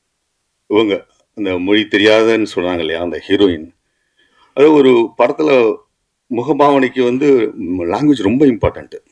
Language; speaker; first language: Tamil; native; Tamil